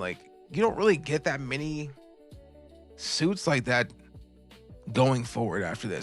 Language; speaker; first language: English; native; English